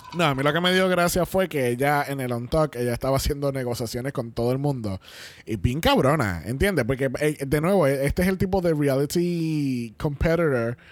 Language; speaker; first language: Spanish; native; Spanish